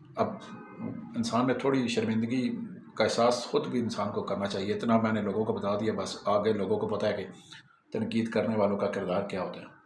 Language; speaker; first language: Urdu; non-native, local second language; Pashto